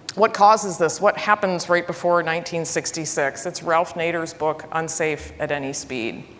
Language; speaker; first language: English; native; English